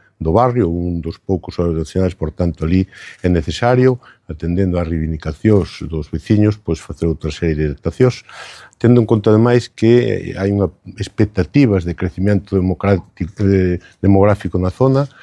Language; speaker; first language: Galician; non-native, local second language; Spanish